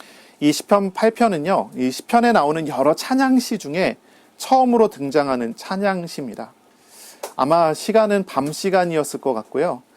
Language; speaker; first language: Korean; native; Korean